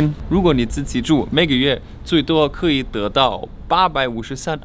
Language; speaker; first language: Chinese; non-native, fluent; German